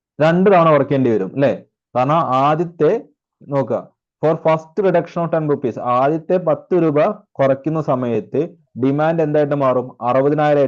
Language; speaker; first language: Malayalam; native; Malayalam